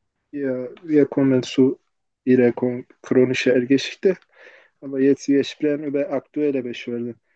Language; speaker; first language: German; non-native, fluent; Turkish